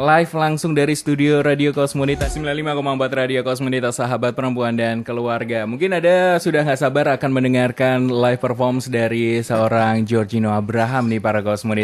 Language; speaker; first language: Indonesian; native; Indonesian